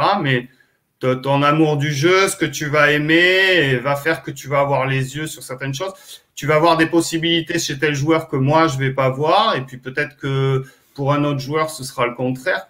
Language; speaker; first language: French; native; French